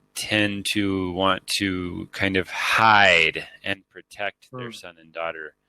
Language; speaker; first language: English; native; English